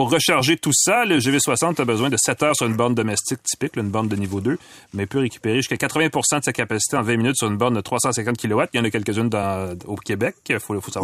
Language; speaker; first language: French; native; French